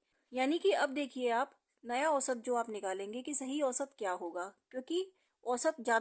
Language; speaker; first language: Hindi; native; Hindi